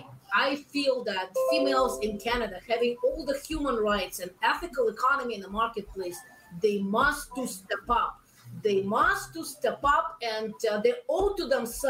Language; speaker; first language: English; non-native, fluent; Russian